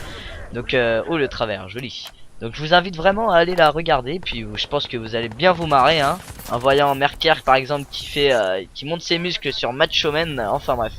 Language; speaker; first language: French; native; French